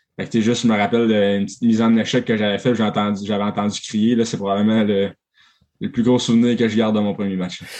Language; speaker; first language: French; native; French